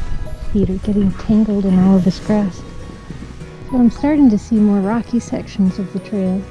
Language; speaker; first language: English; native; English